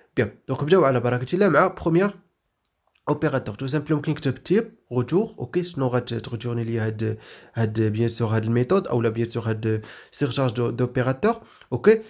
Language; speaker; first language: French; non-native, local second language; Arabic